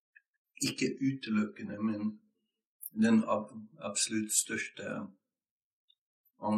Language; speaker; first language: Norwegian; non-native, fluent; English